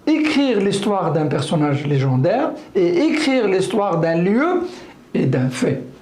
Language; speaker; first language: French; non-native, local second language; Arabic